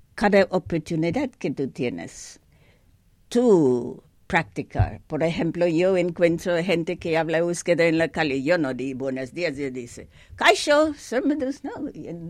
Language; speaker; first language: Spanish; non-native, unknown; English